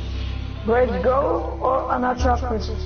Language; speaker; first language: English; non-native, learner; Greek